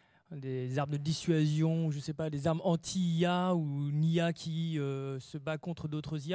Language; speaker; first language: French; native; French